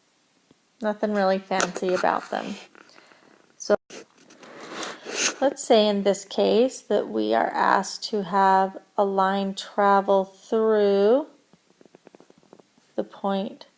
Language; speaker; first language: English; native; English